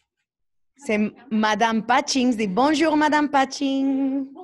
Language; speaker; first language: French; non-native, fluent; Spanish